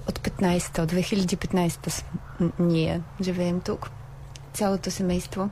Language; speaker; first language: Bulgarian; non-native, fluent; Ukrainian